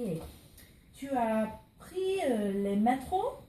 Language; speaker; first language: French; non-native, learner; English